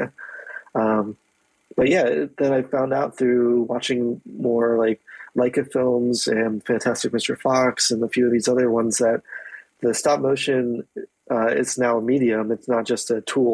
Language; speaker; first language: English; native; English